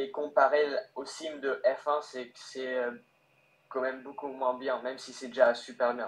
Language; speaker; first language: French; early bilingual, heritage; French